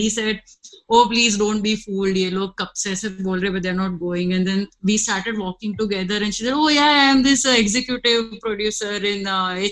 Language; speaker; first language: English; non-native, local second language; Gujarati